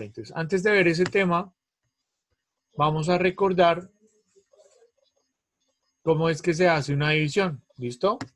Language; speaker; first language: Spanish; native; Spanish